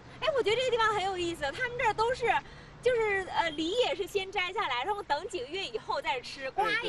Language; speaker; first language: Chinese; native; Chinese